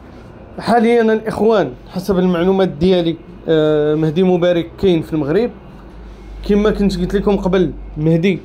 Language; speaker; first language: Arabic; native; Arabic